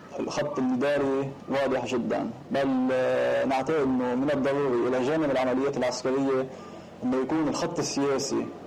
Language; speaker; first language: Arabic; non-native, local second language; Armenian